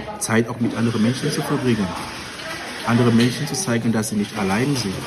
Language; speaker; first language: German; non-native, fluent; French